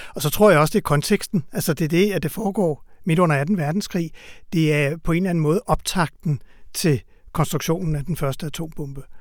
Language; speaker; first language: Danish; native; Danish